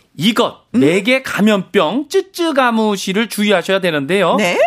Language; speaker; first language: Korean; native; Korean